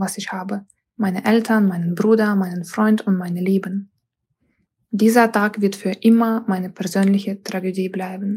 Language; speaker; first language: German; non-native, fluent; Ukrainian